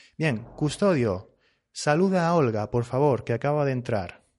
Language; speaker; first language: Spanish; native; Spanish